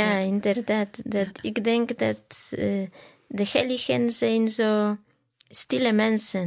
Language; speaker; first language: Dutch; non-native, learner; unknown